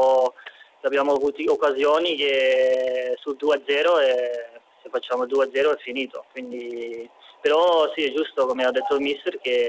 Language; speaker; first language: Italian; non-native, fluent; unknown